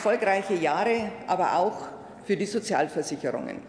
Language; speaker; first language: German; native; German